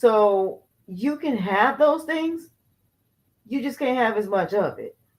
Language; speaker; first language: English; native; English